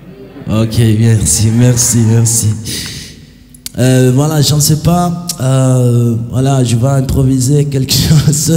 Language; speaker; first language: French; non-native, learner; Italian